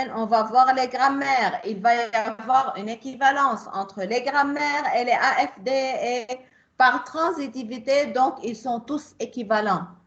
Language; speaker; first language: French; non-native, local second language; Arabic